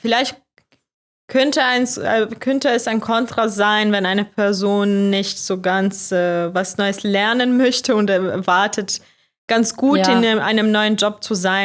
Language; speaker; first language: German; non-native, fluent; Croatian